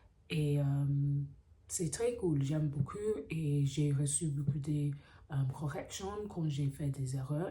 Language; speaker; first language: French; non-native, learner; English